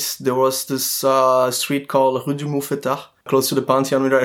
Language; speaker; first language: English; non-native, fluent; Portuguese